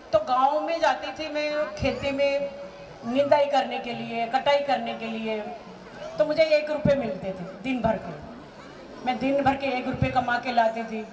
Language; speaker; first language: Hindi; non-native, fluent; Bhili